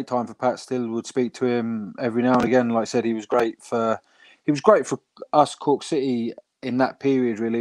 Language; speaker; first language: English; native; English